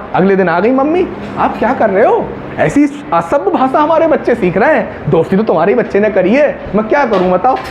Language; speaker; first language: Hindi; native; Hindi